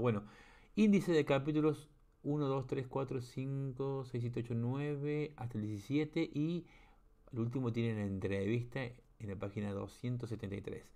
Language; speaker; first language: Spanish; native; Spanish